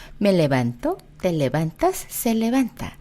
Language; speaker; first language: Spanish; non-native, fluent; Korean